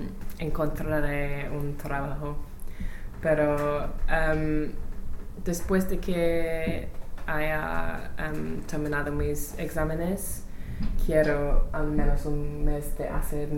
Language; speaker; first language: Spanish; non-native, learner; English